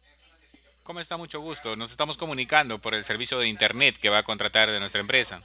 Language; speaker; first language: Spanish; native; Spanish